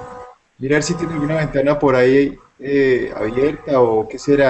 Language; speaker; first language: Spanish; native; Spanish